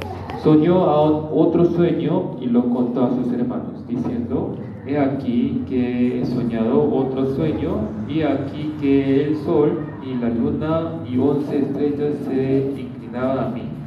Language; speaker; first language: Spanish; non-native, learner; Korean